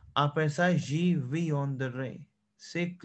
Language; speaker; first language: French; non-native, fluent; Hindi